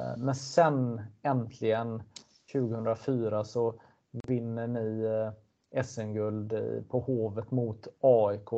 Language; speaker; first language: Swedish; native; Swedish